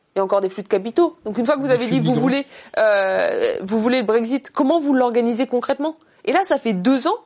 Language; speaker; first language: French; native; French